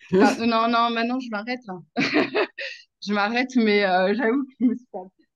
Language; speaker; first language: French; native; French